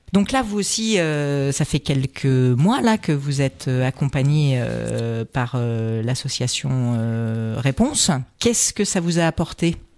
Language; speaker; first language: French; native; French